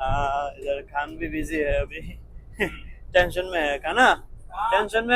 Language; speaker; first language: Hindi; non-native, learner; Bangla